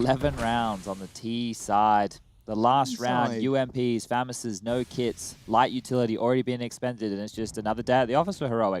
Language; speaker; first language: English; native; English